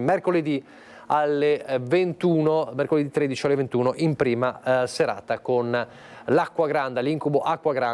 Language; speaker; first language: Italian; native; Italian